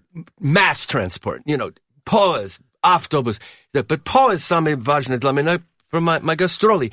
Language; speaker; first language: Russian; non-native, learner; English